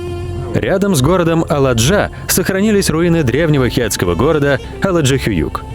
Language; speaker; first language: Russian; native; Russian